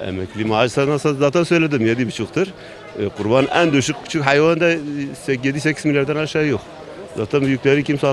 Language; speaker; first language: Turkish; native; Turkish